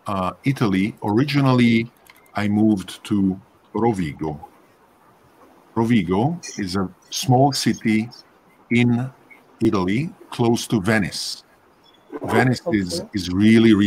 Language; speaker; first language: English; non-native, fluent; Hungarian